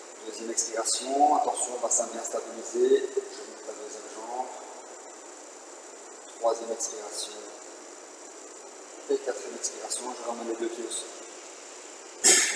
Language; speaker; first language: French; native; French